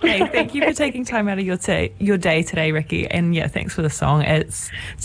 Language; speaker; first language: English; native; English